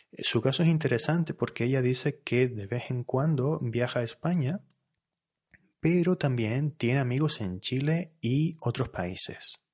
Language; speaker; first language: Spanish; native; Spanish